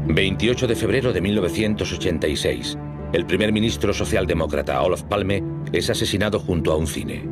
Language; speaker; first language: Spanish; native; Spanish